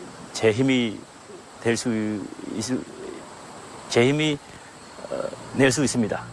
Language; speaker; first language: Korean; non-native, learner; Khmer